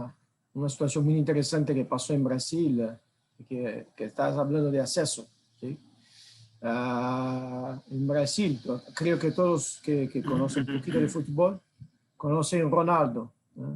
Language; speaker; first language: Spanish; non-native, fluent; Portuguese